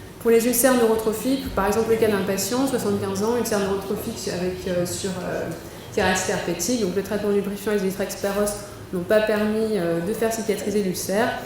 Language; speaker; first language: French; native; French